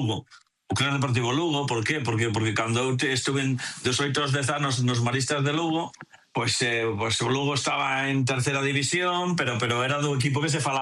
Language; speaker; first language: Galician; non-native, local second language; Spanish